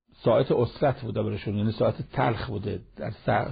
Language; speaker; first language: Persian; native; Persian